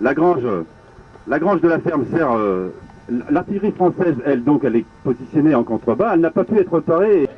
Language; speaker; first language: French; native; French